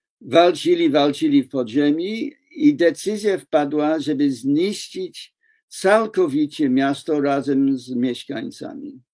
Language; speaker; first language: Polish; non-native, fluent; English